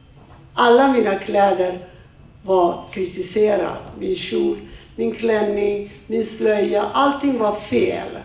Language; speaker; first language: Swedish; non-native, fluent; Persian